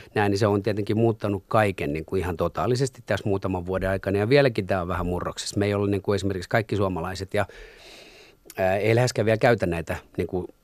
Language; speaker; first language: Finnish; early bilingual, other home language; Persian